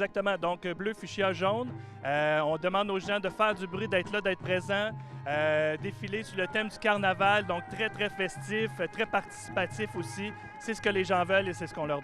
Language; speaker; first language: French; native; French